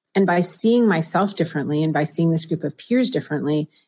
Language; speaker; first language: English; native; English